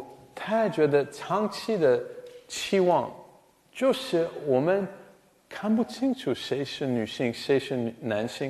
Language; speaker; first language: Chinese; non-native, fluent; English